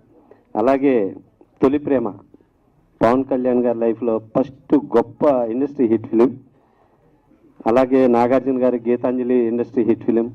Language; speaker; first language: Telugu; native; Telugu